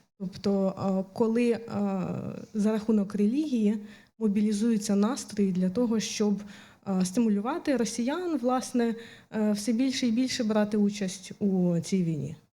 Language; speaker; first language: Ukrainian; native; Ukrainian